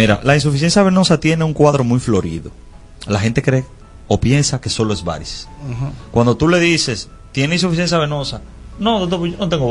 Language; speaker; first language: Spanish; native; Spanish